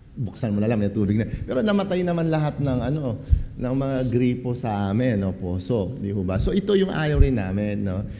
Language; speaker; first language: Filipino; non-native, local second language; Pampanga